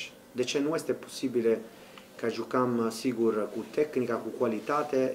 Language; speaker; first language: Romanian; non-native, learner; Italian